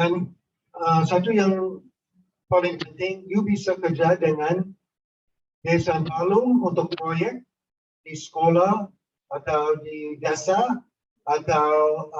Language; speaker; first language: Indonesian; non-native, fluent; English